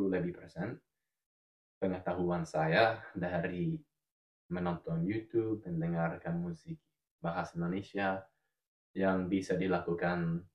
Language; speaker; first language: Indonesian; non-native, fluent; English